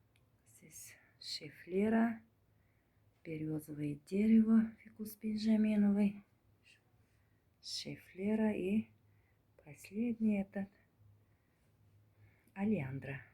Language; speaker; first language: Russian; non-native, learner; Turkmen